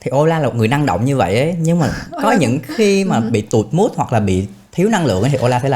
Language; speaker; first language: Vietnamese; native; Vietnamese